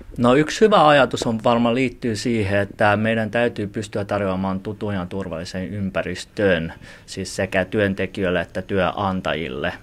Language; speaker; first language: Finnish; early bilingual, other home language; Chinese